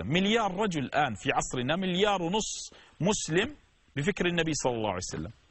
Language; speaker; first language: Arabic; native; Arabic